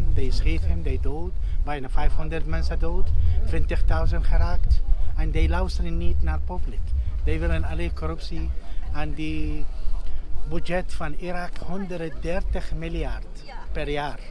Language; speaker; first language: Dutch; non-native, learner; Arabic